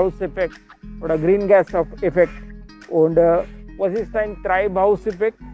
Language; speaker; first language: German; non-native, learner; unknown